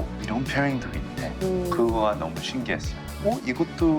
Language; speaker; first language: Korean; early bilingual, heritage; English